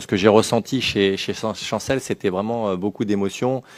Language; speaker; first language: French; native; French